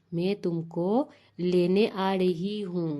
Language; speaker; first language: Hindi; non-native, fluent; Bangla